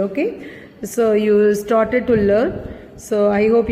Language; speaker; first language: English; non-native, local second language; Tamil